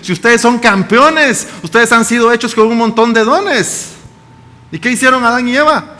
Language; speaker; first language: Spanish; native; Spanish